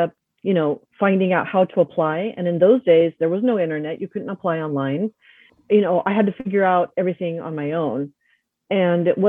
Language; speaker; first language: English; early bilingual, other home language; Spanish